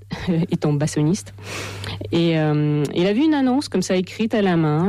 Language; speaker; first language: French; non-native, fluent; Russian